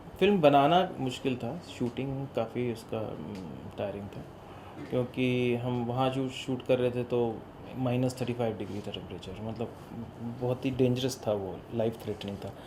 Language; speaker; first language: Hindi; non-native, local second language; Bhojpuri